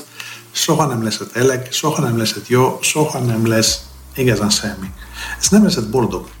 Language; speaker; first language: Hungarian; non-native, fluent; Greek